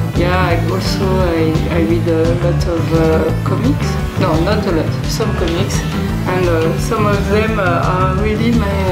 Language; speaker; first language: English; non-native, learner; French